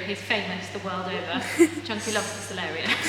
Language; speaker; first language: English; native; English